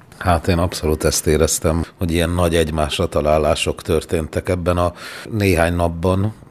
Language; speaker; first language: Hungarian; native; Hungarian